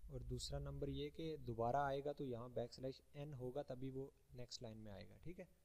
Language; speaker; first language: Hindi; native; Hindi